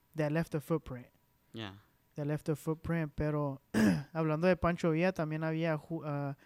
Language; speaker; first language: Spanish; early bilingual, heritage; Spanish